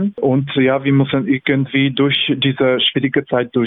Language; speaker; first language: German; non-native, fluent; Polish